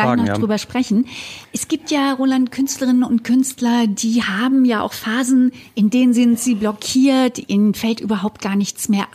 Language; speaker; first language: German; native; German